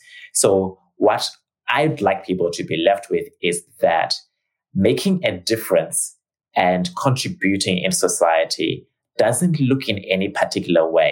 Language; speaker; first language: English; non-native, local second language; Shona